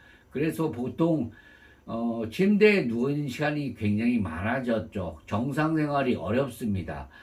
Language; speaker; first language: Korean; native; Korean